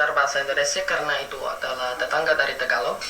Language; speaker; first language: Indonesian; non-native, learner; Filipino